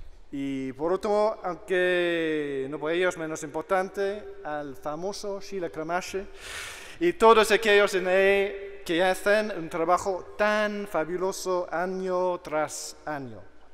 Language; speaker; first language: Spanish; non-native, fluent; English